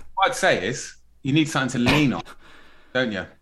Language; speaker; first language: English; native; English